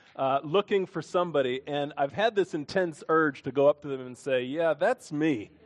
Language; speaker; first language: English; native; English